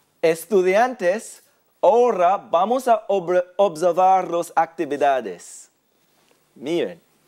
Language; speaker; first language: Spanish; non-native, fluent; English